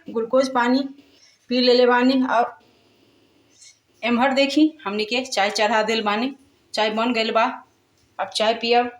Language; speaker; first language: Bhojpuri; non-native, local second language; Maithili